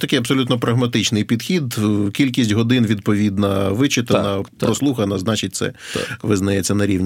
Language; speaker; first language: Ukrainian; native; Ukrainian